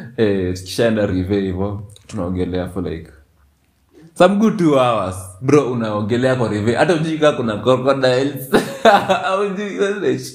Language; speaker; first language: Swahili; native; Swahili